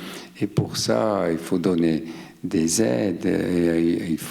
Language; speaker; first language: French; non-native, local second language; German